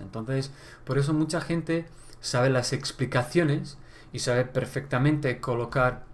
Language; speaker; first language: Spanish; non-native, fluent; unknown